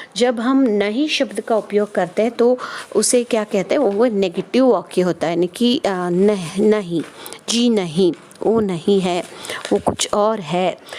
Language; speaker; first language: Hindi; non-native, local second language; Kannada